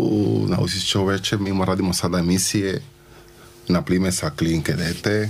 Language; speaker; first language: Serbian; non-native, learner; Spanish